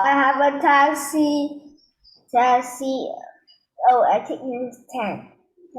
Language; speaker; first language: English; non-native, learner; Vietnamese